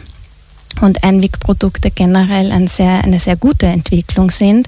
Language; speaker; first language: German; native; German